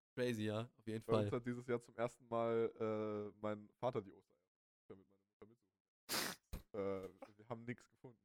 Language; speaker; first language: German; early bilingual, other home language; Polish